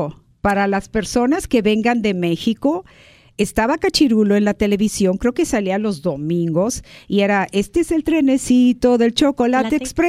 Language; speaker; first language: Spanish; native; Spanish